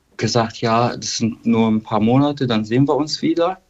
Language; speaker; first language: German; non-native, fluent; Arabic